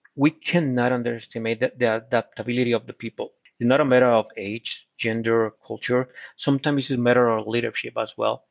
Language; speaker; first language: English; non-native, fluent; Spanish